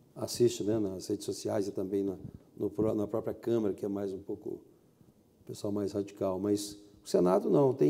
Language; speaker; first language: Portuguese; native; Portuguese